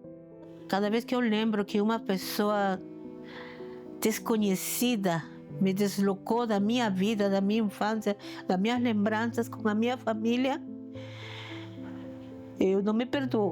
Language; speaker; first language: Portuguese; non-native, fluent; Spanish